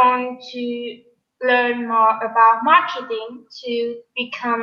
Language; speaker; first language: English; non-native, learner; Vietnamese